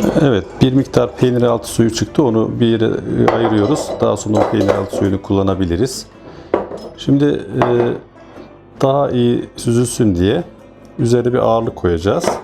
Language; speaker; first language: Turkish; native; Turkish